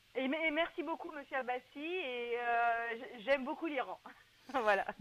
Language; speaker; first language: French; native; French